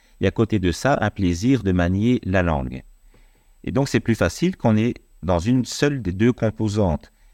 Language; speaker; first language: French; native; French